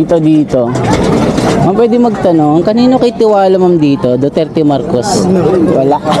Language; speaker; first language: Filipino; native; Filipino